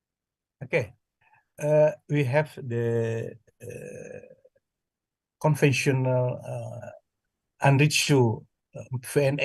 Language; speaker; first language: English; non-native, learner; Indonesian